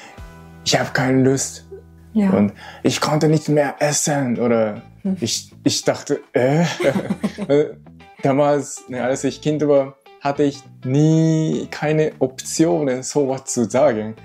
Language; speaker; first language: German; non-native, learner; Japanese